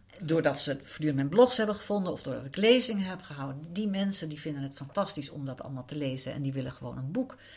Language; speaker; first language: Dutch; native; Dutch